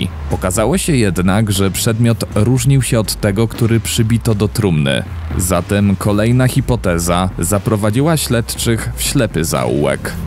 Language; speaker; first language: Polish; native; Polish